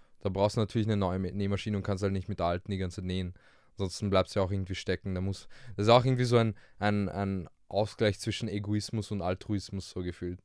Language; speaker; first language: German; early bilingual, other home language; English